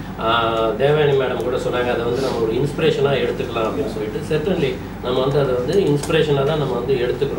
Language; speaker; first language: Tamil; native; Tamil